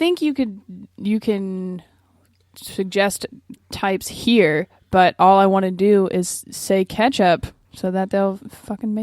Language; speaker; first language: English; native; English